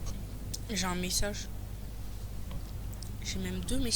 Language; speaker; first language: French; native; French